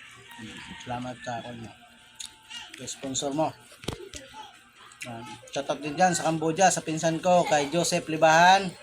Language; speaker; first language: Filipino; native; Filipino